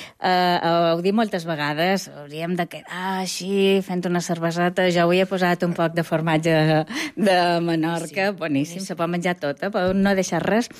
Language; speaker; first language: Catalan; native; Catalan